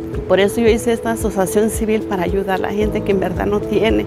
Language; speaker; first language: Spanish; non-native, local second language; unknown